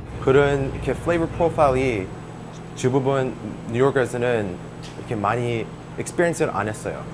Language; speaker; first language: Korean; early bilingual, heritage; English